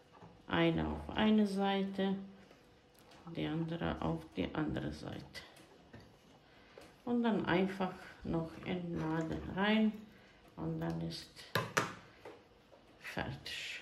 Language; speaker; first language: German; non-native, fluent; Croatian